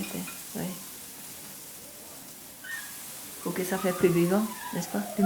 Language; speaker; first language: French; non-native, fluent; Norwegian